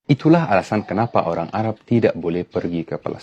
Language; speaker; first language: Indonesian; non-native, fluent; Arabic